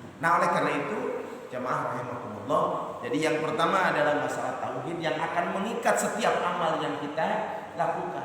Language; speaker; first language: Indonesian; native; Indonesian